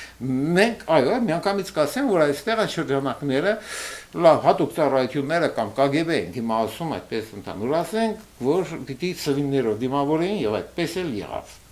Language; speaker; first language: Armenian; early bilingual, heritage; Armenian